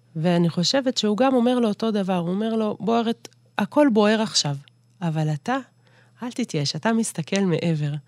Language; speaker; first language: Hebrew; native; Hebrew